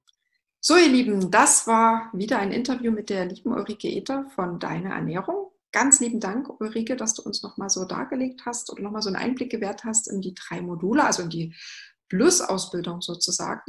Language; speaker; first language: German; native; German